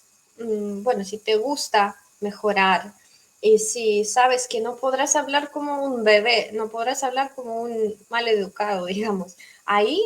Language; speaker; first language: Spanish; non-native, fluent; Russian